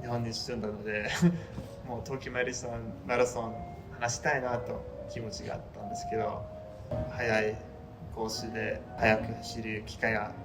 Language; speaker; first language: Japanese; non-native, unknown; English